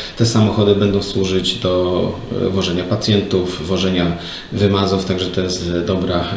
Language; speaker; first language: Polish; native; Polish